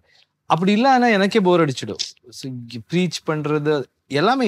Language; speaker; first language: Tamil; non-native, local second language; Kannada